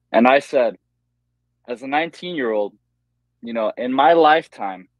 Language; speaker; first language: English; native; English